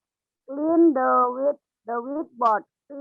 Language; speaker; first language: English; non-native, learner; Indonesian